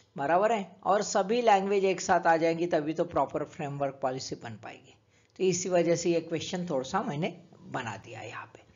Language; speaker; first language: Hindi; native; Hindi